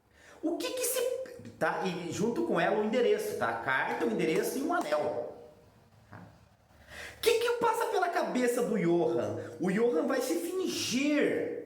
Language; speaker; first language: Portuguese; native; Portuguese